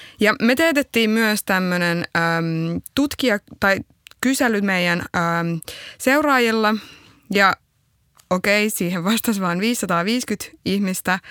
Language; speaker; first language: Finnish; early bilingual, other home language; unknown